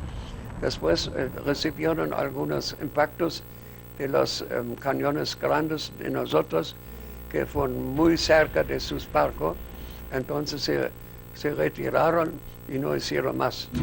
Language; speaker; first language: Spanish; non-native, fluent; German